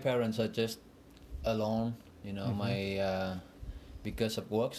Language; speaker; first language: English; non-native, fluent; Vietnamese